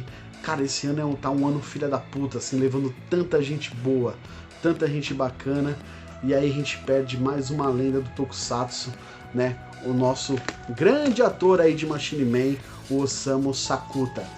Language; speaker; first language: Portuguese; native; Portuguese